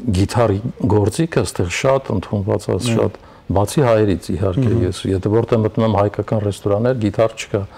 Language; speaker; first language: Armenian; native; Armenian